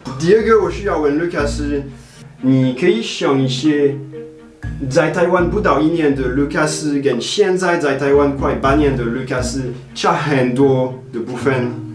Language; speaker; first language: Chinese; non-native, fluent; French